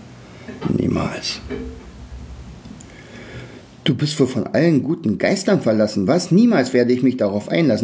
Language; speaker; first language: German; native; German